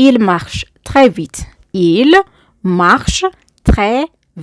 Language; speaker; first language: French; non-native, fluent; Amharic